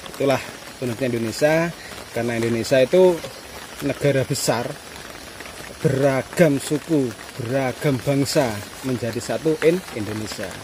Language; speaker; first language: Indonesian; non-native, local second language; Javanese